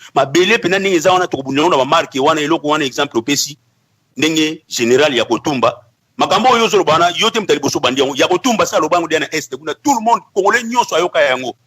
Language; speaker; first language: Lingala; non-native, local second language; Kongo